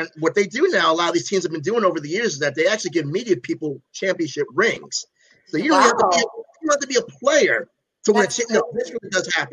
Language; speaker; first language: English; native; English